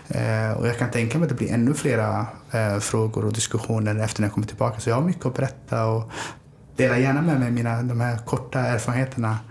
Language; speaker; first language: Swedish; early bilingual, other home language; Somali